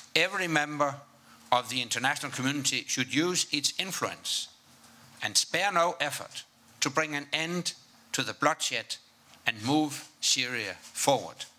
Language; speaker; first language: English; non-native, fluent; Danish